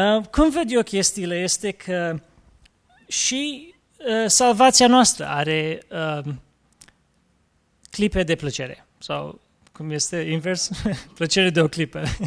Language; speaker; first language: Romanian; early bilingual, heritage; Romanian